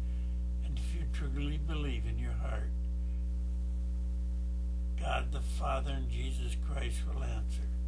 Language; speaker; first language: English; native; English